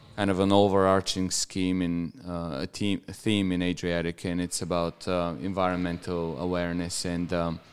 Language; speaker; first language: English; non-native, fluent; Bulgarian